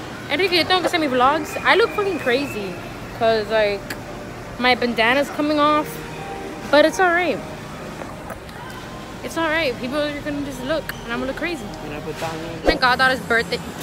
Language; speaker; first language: English; early bilingual, other home language; Spanish